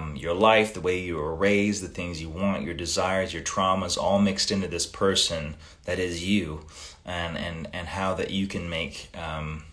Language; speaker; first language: English; early bilingual, other home language; Italian